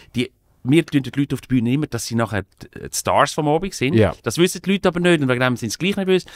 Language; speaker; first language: German; native; German